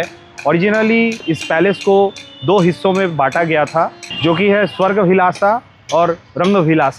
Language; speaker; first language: Hindi; non-native, local second language; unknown